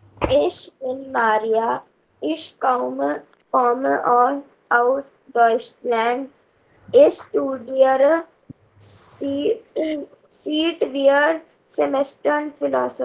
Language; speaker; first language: German; non-native, learner; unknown